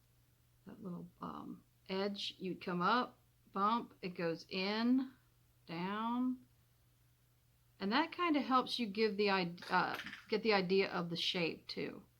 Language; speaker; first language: English; native; English